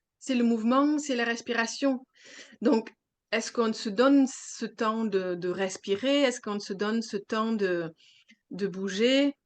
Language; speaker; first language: French; non-native, fluent; German